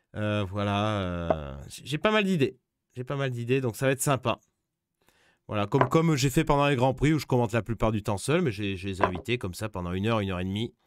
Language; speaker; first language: French; native; French